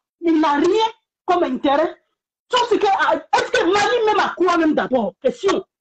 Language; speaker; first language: French; non-native, local second language; Bambara